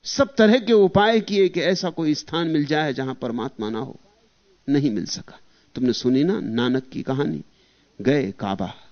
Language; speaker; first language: Hindi; native; Hindi